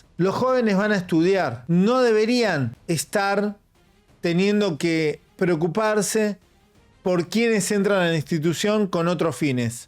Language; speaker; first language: Spanish; native; Spanish